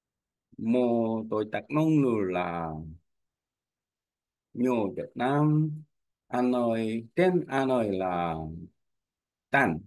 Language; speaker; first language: Vietnamese; non-native, learner; Korean